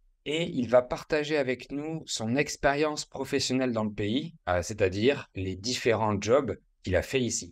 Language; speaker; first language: French; native; French